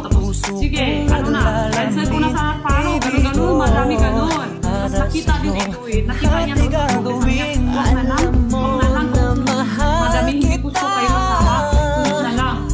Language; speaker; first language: Filipino; non-native, learner; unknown